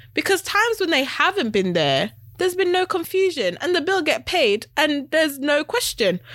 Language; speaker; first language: English; native; English